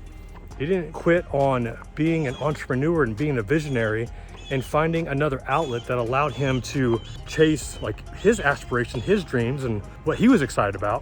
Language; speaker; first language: English; native; English